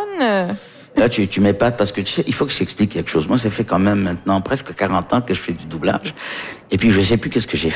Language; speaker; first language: French; early bilingual, heritage; French